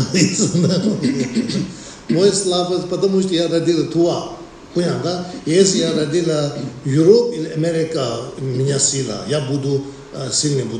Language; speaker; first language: Russian; non-native, learner; Tibetan